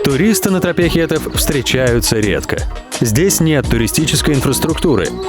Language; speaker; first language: Russian; native; Russian